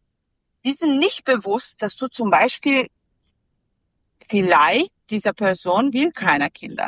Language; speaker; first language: German; non-native, learner; Serbian